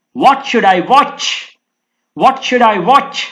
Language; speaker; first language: English; non-native, local second language; Sinhala